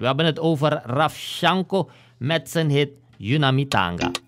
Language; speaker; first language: Dutch; non-native, local second language; Sranan Tongo